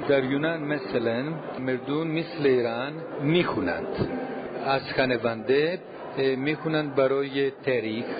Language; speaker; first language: Persian; non-native, learner; Greek